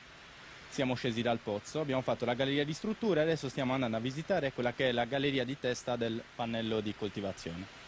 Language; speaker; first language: Italian; native; Italian